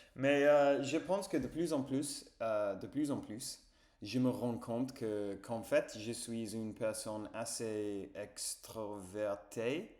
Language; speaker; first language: French; non-native, fluent; English